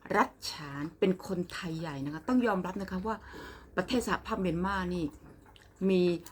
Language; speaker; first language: Thai; native; Thai